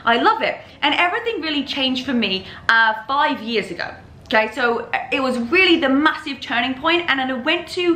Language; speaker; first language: English; native; English